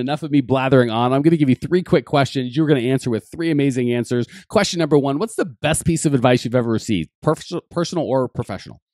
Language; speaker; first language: English; native; English